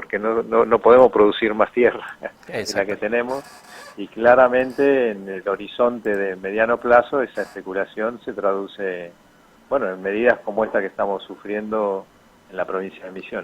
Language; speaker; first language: Spanish; native; Spanish